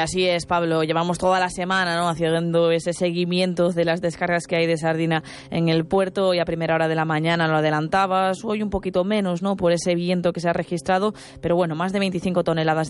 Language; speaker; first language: Spanish; native; Spanish